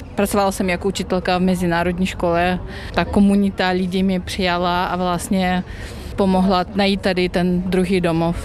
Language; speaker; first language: Czech; non-native, fluent; Russian